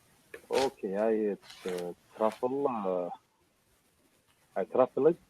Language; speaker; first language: English; non-native, learner; Arabic